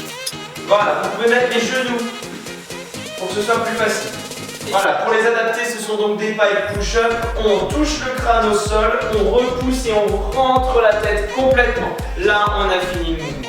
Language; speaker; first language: French; native; French